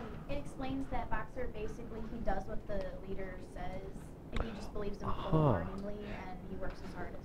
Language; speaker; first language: English; native; English